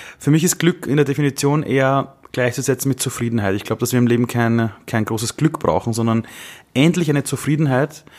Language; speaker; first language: German; early bilingual, other home language; Persian